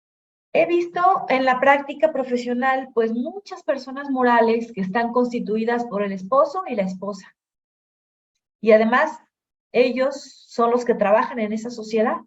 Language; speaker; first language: Spanish; native; Spanish